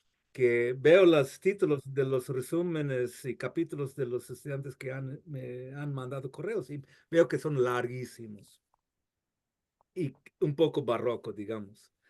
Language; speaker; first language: Spanish; non-native, fluent; English